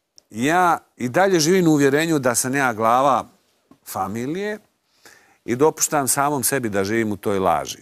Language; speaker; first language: Croatian; native; Croatian